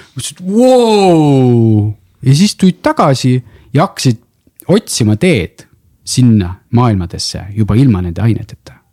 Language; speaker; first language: Estonian; non-native, local second language; Russian